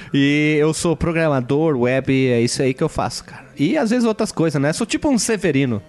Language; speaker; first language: Portuguese; native; Portuguese